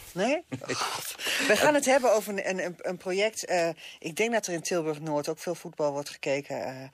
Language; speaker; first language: Dutch; native; Dutch